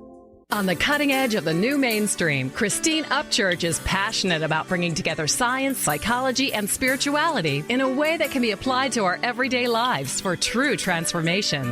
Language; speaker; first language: English; native; English